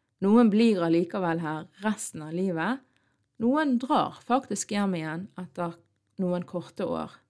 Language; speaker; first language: Norwegian; early bilingual, other home language; Arabic